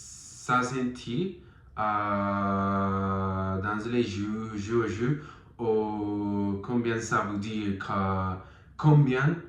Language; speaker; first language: French; non-native, learner; Spanish